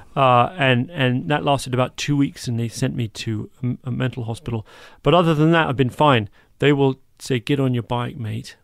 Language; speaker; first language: English; native; English